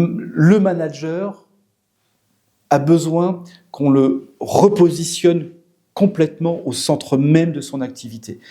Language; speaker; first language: French; native; French